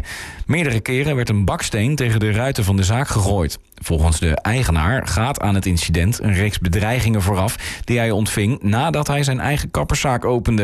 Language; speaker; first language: Dutch; native; Dutch